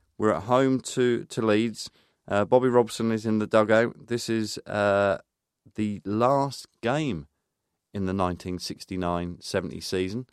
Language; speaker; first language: English; native; English